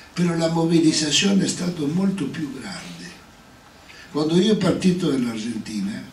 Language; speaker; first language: Italian; non-native, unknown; Spanish